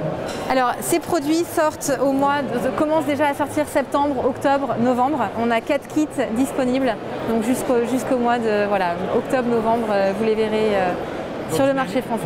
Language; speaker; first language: French; native; French